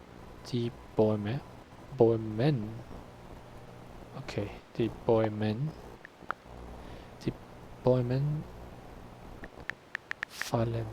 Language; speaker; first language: German; non-native, learner; Spanish